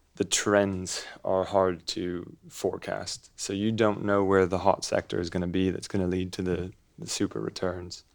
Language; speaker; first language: English; native; English